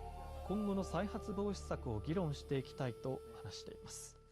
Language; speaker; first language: Japanese; native; Japanese